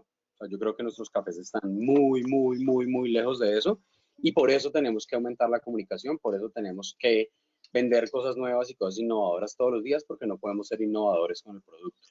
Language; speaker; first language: Spanish; native; Spanish